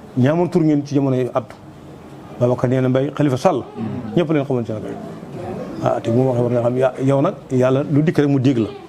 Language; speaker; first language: Wolof; native; Wolof